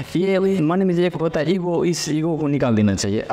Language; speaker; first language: Hindi; native; Hindi